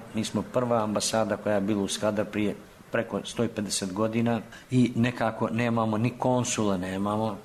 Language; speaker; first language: Serbian; early bilingual, heritage; Serbian